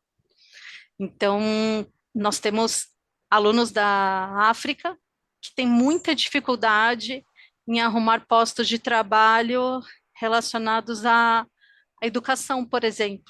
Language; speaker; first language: Portuguese; native; Portuguese